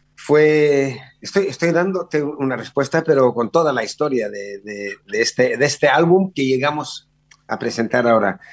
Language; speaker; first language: Spanish; early bilingual, other home language; Hebrew